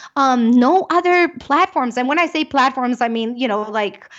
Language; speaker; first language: English; non-native, fluent; Romanian